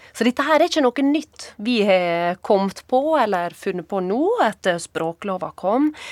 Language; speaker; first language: Norwegian; native; Norwegian